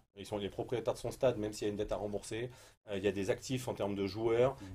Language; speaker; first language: French; native; French